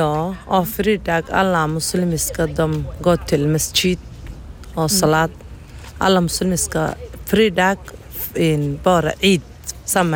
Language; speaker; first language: Swedish; non-native, learner; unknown